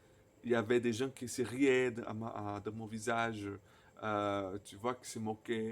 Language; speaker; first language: French; non-native, fluent; Portuguese